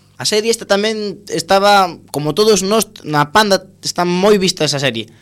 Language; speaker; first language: Galician; non-native, local second language; Spanish